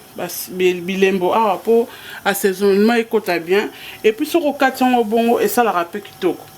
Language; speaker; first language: Lingala; non-native, local second language; Kongo